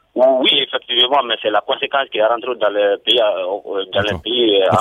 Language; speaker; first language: French; non-native, local second language; Bambara